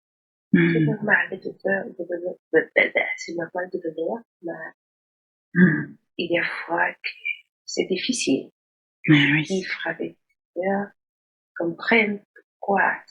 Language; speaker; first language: French; non-native, learner; Spanish